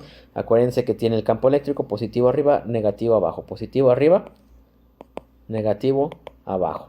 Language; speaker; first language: Spanish; native; Spanish